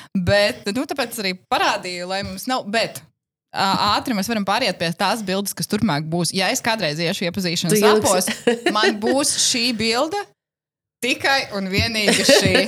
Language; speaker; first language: Latvian; native; Latvian